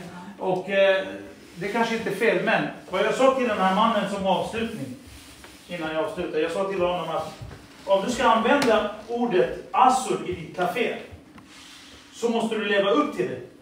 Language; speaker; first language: Swedish; early bilingual, other home language; Assyrian Neo-Aramaic